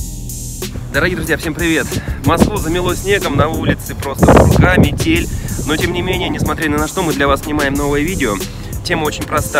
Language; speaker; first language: Russian; native; Russian